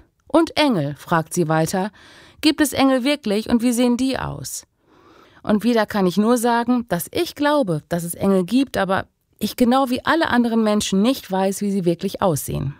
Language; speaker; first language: German; native; German